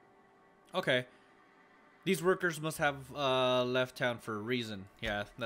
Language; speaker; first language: English; native; English